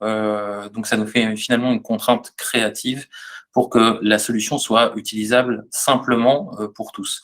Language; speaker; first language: French; native; French